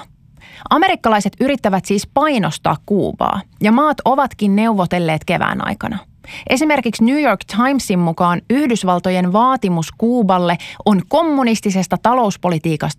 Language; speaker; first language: Finnish; native; Finnish